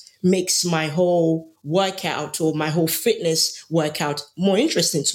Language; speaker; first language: English; non-native, local second language; Yoruba